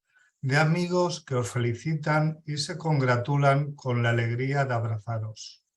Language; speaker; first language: Spanish; native; Spanish